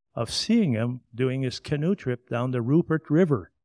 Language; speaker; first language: English; non-native, fluent; French